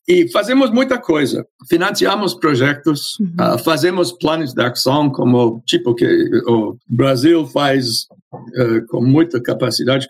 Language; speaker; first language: Portuguese; non-native, fluent; English